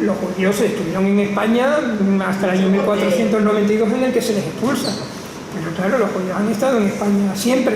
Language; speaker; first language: Spanish; native; Spanish